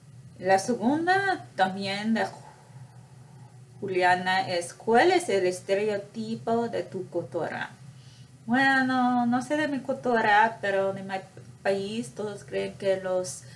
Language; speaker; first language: Spanish; non-native, fluent; English